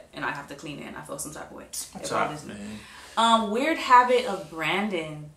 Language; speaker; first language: English; native; English